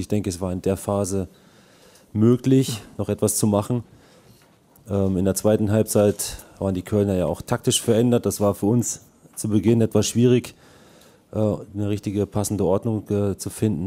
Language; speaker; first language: German; native; German